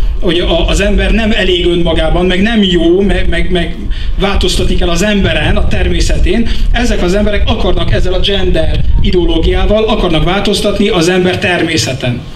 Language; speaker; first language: Hungarian; early bilingual, heritage; French